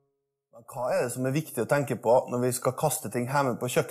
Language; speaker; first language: Norwegian; native; Norwegian